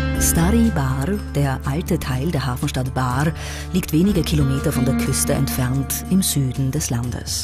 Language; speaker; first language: German; native; German